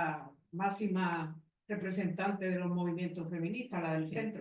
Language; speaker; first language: Spanish; native; Spanish